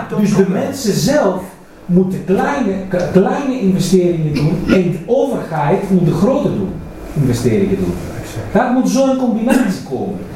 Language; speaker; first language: Dutch; non-native, fluent; Greek